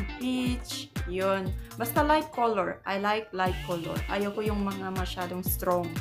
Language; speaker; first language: Filipino; non-native, local second language; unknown